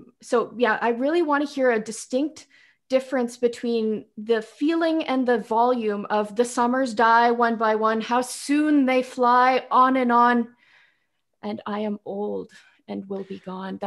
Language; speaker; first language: English; native; English